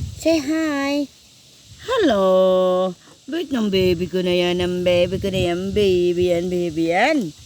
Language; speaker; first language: Filipino; non-native, local second language; Iloko